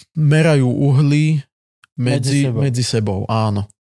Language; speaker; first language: Slovak; native; Slovak